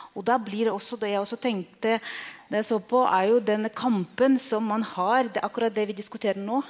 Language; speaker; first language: Norwegian; non-native, fluent; Russian